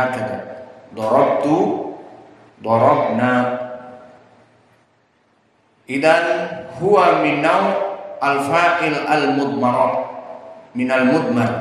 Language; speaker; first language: Arabic; non-native, fluent; Indonesian